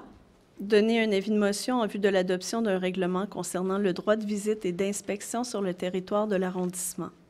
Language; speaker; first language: French; native; French